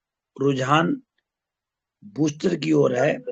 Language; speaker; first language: Hindi; native; Hindi